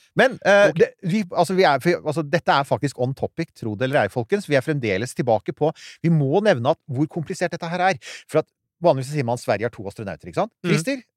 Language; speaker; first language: Norwegian; early bilingual, other home language; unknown